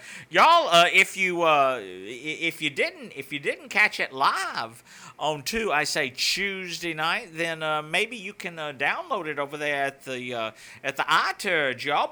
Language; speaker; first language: English; native; English